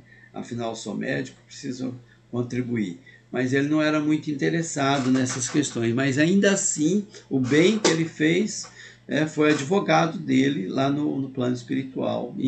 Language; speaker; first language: Portuguese; native; Portuguese